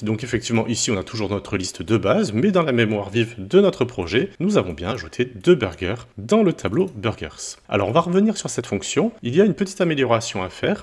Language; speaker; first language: French; native; French